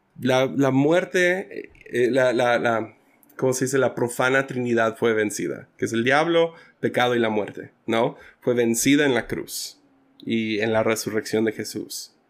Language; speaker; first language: Spanish; early bilingual, other home language; English